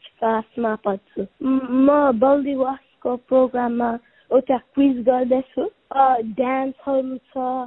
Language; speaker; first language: Nepali; early bilingual, other home language; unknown